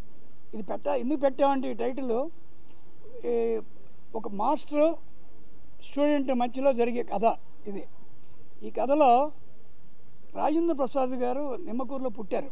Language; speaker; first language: Telugu; native; Telugu